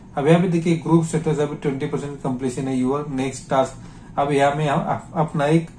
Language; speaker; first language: Hindi; non-native, local second language; Marathi